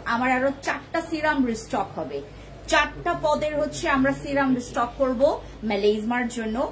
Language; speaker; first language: Bangla; non-native, local second language; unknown